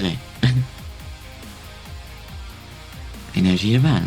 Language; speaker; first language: French; non-native, learner; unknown